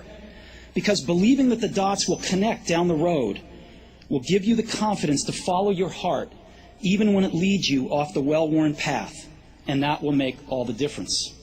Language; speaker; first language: English; native; English